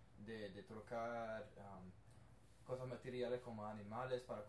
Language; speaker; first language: Spanish; non-native, learner; English